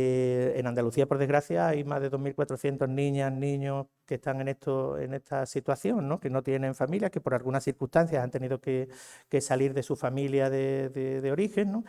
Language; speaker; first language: Spanish; native; Spanish